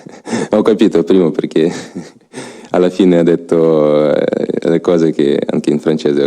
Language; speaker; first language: Italian; non-native, learner; Ukrainian